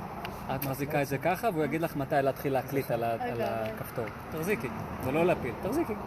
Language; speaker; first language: Hebrew; native; Hebrew